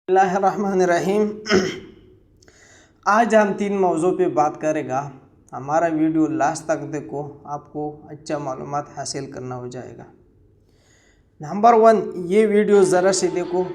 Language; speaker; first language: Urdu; non-native, local second language; Pashto